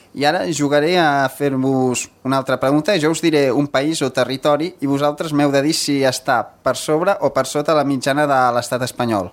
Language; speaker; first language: Catalan; native; Catalan